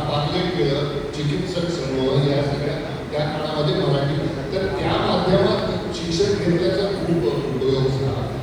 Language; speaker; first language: Marathi; non-native, local second language; Konkani